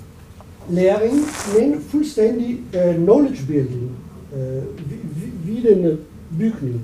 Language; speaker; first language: German; non-native, learner; Italian